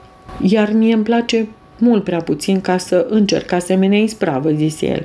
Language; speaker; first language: Romanian; native; Romanian